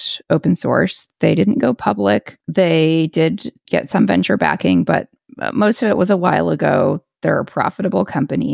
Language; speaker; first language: English; native; English